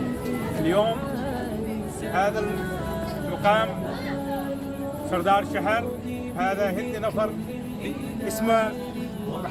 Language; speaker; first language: Arabic; non-native, learner; Hindi